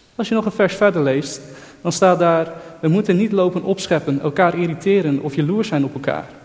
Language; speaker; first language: Dutch; native; Dutch